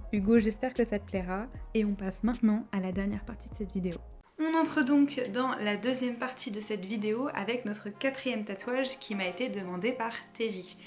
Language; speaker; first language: French; native; French